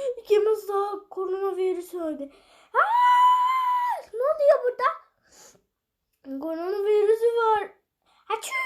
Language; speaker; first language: Turkish; early bilingual, heritage; Turkish